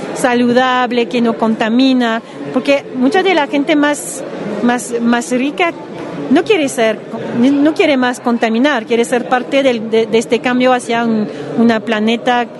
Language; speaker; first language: Spanish; non-native, fluent; English